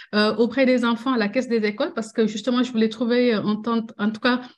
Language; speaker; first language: French; non-native, local second language; Wolof